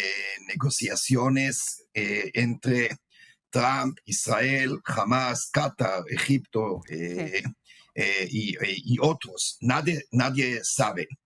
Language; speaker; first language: Spanish; non-native, fluent; Hebrew